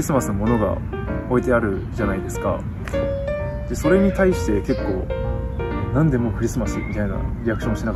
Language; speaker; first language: Japanese; native; Japanese